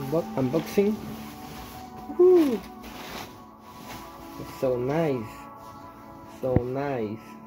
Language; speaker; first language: English; non-native, learner; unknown